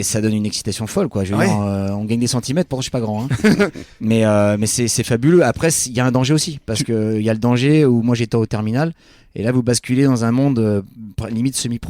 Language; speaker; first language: French; native; French